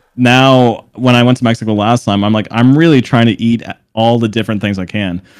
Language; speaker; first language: English; native; English